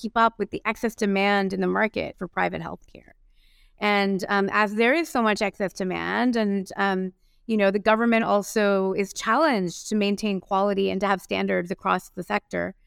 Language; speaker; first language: English; native; English